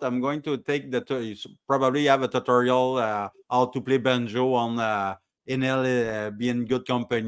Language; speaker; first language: English; non-native, learner; French